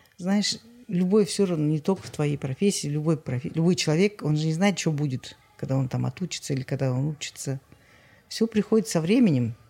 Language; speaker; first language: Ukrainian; non-native, local second language; Russian